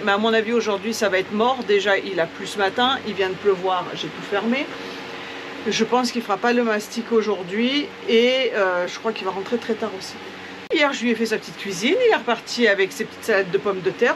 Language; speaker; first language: French; native; French